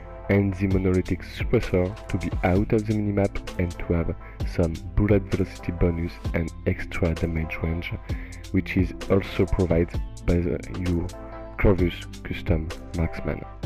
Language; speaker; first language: English; non-native, fluent; French